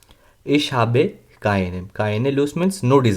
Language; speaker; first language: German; non-native, learner; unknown